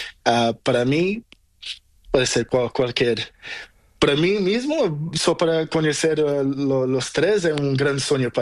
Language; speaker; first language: Spanish; non-native, learner; Portuguese